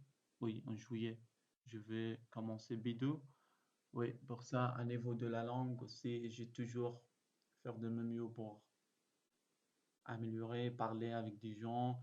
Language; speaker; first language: French; non-native, learner; Arabic